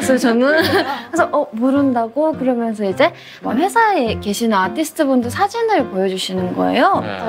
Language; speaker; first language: Korean; non-native, fluent; Japanese